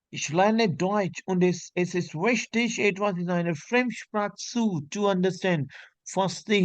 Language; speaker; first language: German; non-native, learner; Hindi